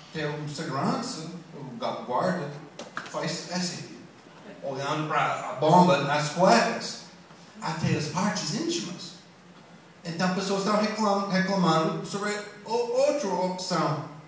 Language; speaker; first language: Portuguese; non-native, fluent; English